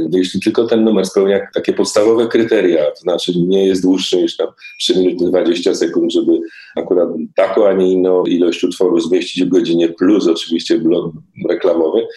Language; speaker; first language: Polish; native; Polish